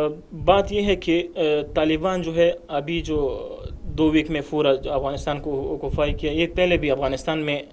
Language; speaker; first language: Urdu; non-native, fluent; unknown